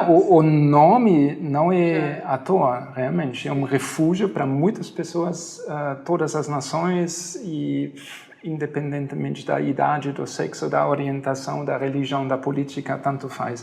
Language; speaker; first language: Portuguese; non-native, fluent; German